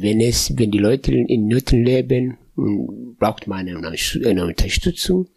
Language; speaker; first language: German; non-native, fluent; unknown